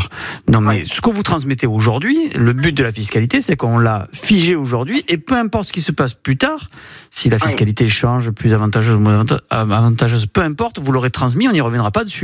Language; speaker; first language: French; native; French